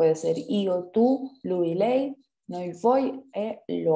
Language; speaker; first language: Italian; non-native, fluent; Spanish